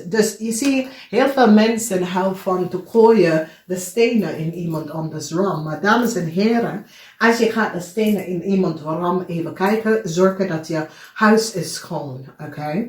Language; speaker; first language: Dutch; non-native, fluent; English